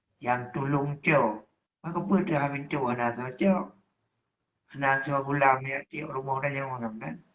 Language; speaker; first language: Malay; non-native, local second language; Achinese